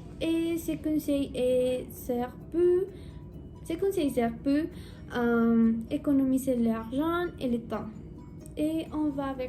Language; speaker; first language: French; non-native, learner; Spanish